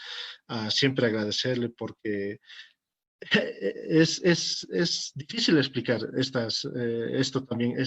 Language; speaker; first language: Spanish; native; Spanish